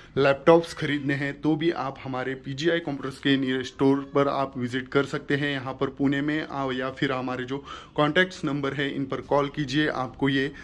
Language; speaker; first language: Hindi; non-native, local second language; Marathi